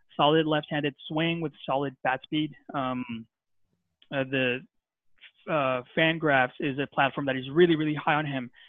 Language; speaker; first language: English; non-native, fluent; Spanish